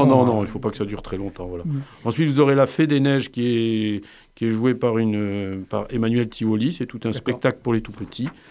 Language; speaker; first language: French; native; French